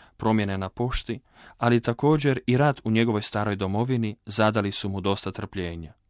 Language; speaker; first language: Croatian; native; Croatian